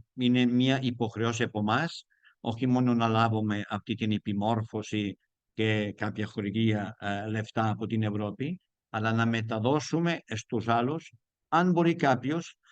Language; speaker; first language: Greek; non-native, learner; Spanish